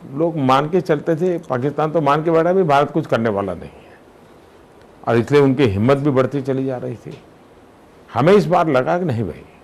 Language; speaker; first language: Hindi; non-native, local second language; Gujarati